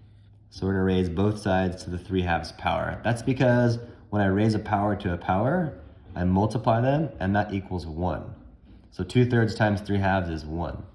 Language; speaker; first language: English; native; English